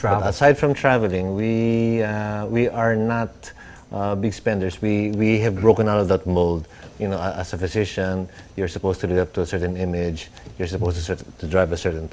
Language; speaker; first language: English; non-native, local second language; Filipino